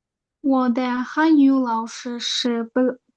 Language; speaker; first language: Chinese; non-native, learner; Uzbek